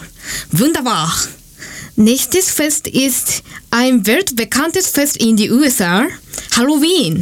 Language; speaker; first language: German; non-native, learner; Japanese